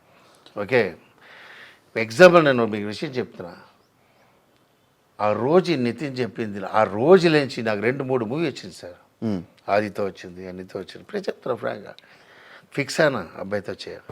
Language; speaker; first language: Telugu; non-native, local second language; Tamil